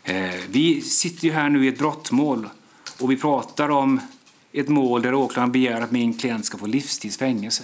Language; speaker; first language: Swedish; native; Swedish